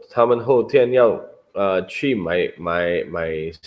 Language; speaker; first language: Chinese; non-native, learner; Indonesian